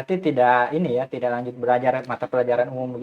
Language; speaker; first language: Indonesian; native; Indonesian